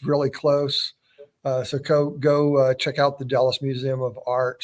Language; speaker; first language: English; native; English